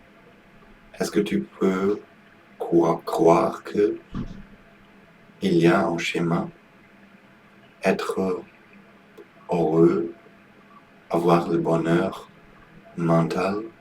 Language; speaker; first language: French; non-native, learner; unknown